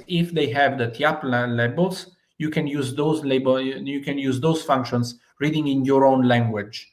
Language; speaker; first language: English; non-native, fluent; Italian